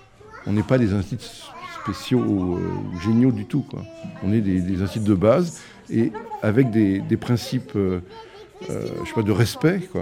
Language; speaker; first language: French; native; French